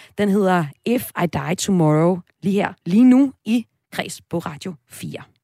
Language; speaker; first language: Danish; native; Danish